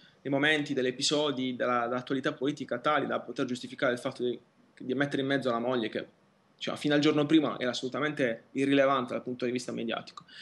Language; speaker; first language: Italian; native; Italian